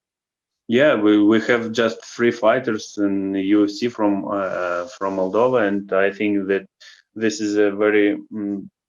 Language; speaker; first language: English; non-native, learner; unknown